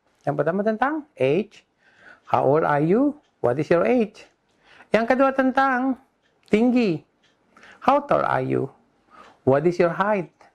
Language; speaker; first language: English; non-native, fluent; Indonesian